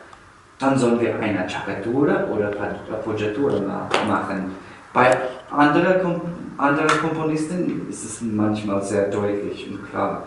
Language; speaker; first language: German; non-native, fluent; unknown